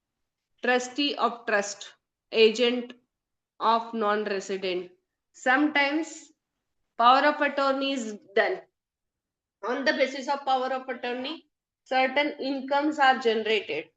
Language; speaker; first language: English; non-native, local second language; Hindi